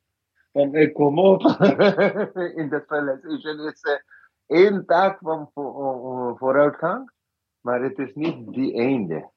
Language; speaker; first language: Dutch; non-native, fluent; Malayalam